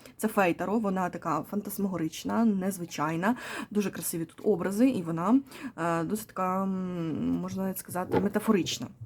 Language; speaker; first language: Ukrainian; non-native, local second language; Russian